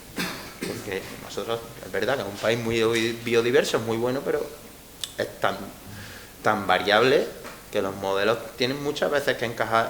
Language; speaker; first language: Spanish; native; Spanish